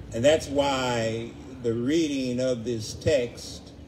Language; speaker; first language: English; native; English